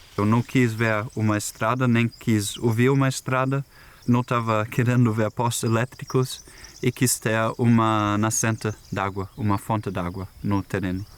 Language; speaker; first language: Portuguese; non-native, fluent; German